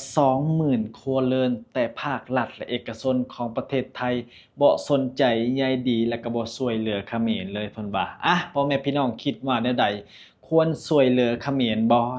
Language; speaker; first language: Thai; non-native, local second language; Lao